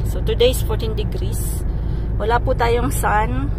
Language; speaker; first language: English; non-native, local second language; Filipino